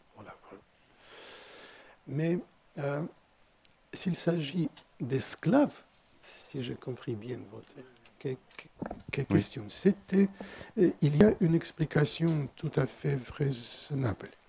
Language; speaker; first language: French; non-native, fluent; Russian